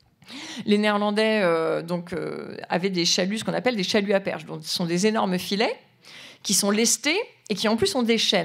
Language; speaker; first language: French; native; French